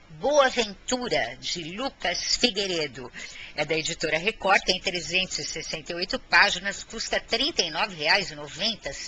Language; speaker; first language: Portuguese; native; Portuguese